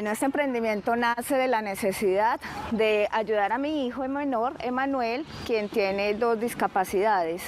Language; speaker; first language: Spanish; native; Spanish